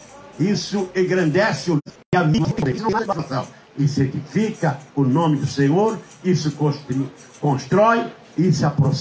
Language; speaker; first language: Portuguese; native; Portuguese